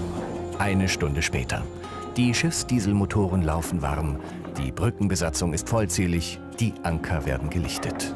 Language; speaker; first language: German; native; German